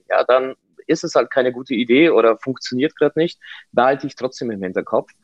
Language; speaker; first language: German; non-native, fluent; Polish